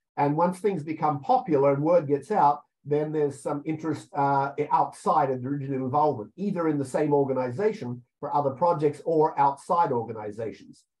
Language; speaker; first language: English; native; English